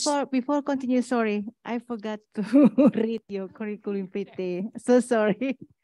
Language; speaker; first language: English; non-native, fluent; Indonesian